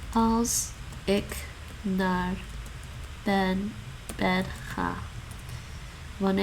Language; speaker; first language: Dutch; non-native, learner; English